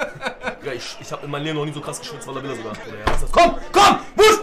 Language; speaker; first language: German; early bilingual, other home language; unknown